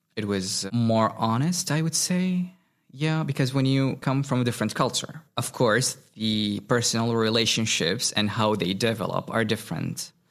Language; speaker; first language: English; non-native, fluent; Arabic